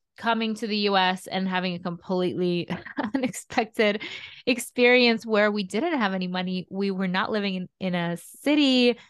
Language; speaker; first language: English; early bilingual, other home language; Russian